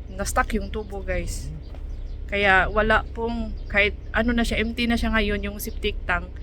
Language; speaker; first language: Filipino; non-native, local second language; Cebuano